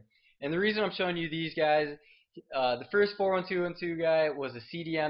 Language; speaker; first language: English; native; English